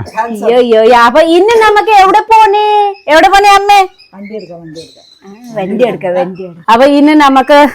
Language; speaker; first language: Malayalam; non-native, learner; Nepali